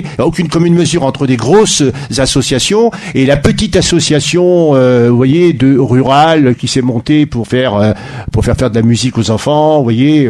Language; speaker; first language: French; native; French